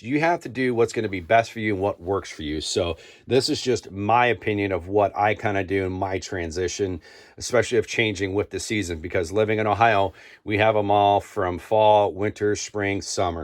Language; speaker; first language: English; native; English